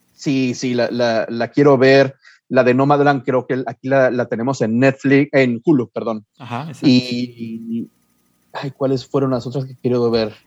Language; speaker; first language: Spanish; early bilingual, heritage; Spanish